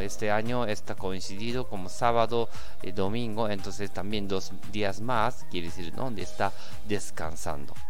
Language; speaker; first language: Spanish; non-native, learner; Japanese